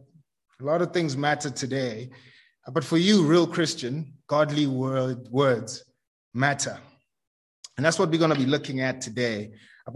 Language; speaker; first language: English; non-native, local second language; Zulu